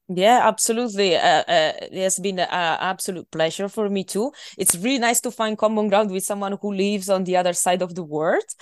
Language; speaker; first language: English; non-native, fluent; Italian